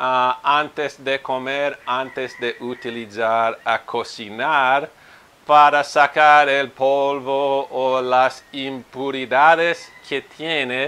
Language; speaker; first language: Spanish; non-native, fluent; Italian